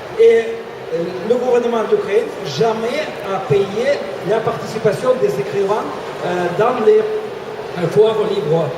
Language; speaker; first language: French; non-native, fluent; Russian